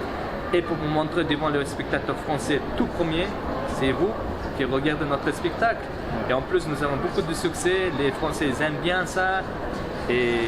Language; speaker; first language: French; non-native, fluent; Mongolian